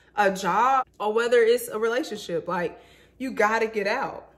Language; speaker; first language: English; native; English